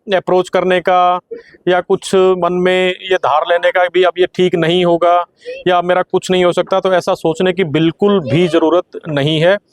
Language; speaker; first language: Hindi; native; Hindi